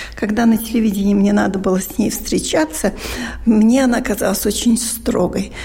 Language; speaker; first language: Russian; native; Russian